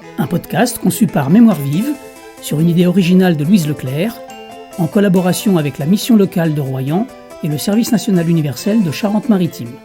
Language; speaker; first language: French; native; French